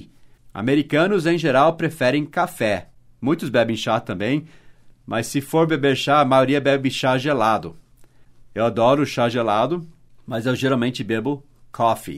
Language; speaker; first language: Portuguese; non-native, fluent; English